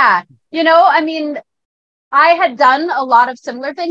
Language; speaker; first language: English; native; English